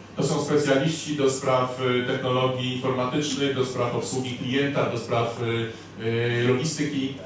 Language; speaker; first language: Polish; native; Polish